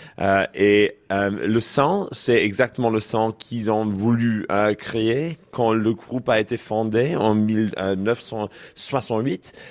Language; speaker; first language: French; non-native, learner; English